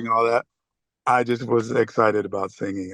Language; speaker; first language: English; native; English